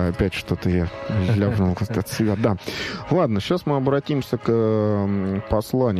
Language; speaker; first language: Russian; native; Russian